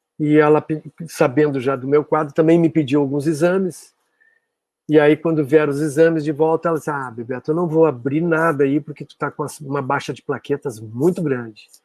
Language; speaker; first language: Portuguese; native; Portuguese